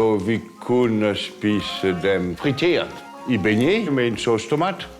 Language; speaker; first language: Danish; non-native, fluent; French